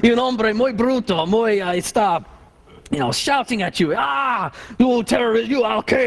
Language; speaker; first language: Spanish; non-native, learner; English